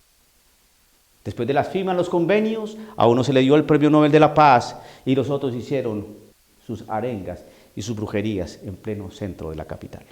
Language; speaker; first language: Spanish; native; Spanish